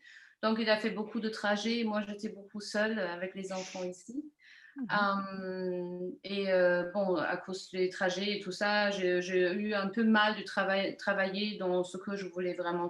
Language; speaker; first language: French; non-native, fluent; German